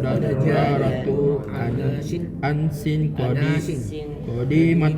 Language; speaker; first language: Arabic; non-native, learner; Indonesian